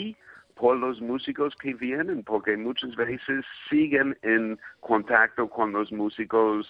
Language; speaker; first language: Spanish; non-native, fluent; English